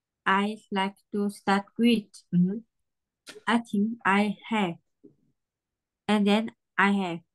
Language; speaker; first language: English; non-native, learner; Vietnamese